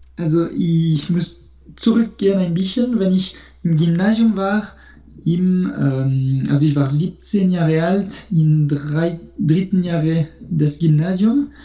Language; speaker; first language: German; non-native, local second language; French